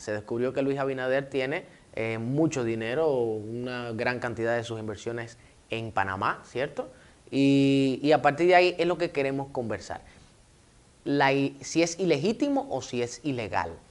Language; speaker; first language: Spanish; native; Spanish